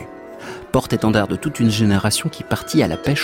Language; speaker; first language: French; native; French